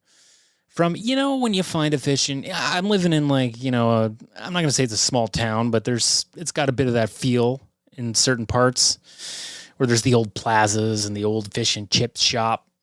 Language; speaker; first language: English; native; English